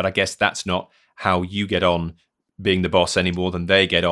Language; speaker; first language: English; native; English